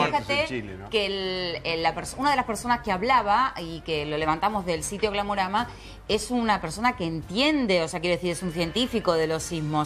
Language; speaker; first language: Spanish; native; Spanish